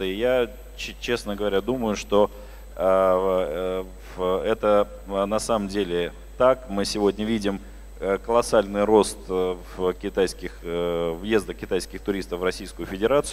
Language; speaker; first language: Russian; native; Russian